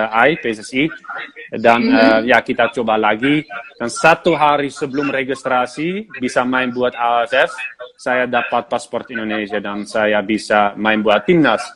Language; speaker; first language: Indonesian; non-native, fluent; Dutch